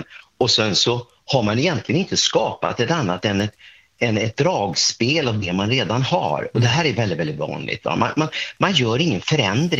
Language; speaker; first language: Swedish; native; Swedish